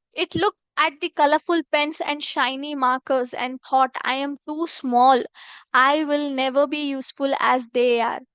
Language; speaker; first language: English; non-native, local second language; Kannada